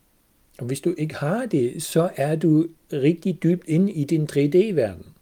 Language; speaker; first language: Danish; non-native, fluent; German